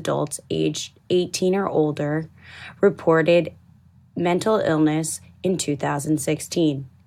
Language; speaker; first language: English; native; English